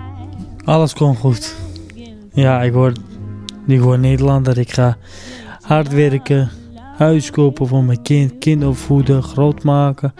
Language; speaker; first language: Dutch; non-native, learner; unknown